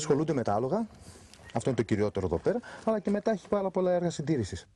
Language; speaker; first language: Greek; native; Greek